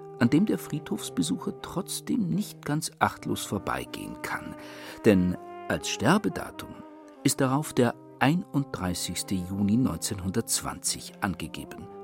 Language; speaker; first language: German; native; German